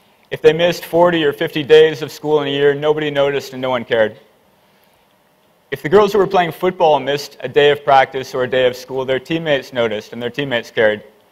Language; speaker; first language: English; native; English